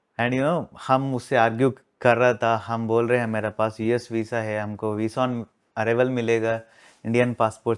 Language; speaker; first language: Hindi; non-native, local second language; Telugu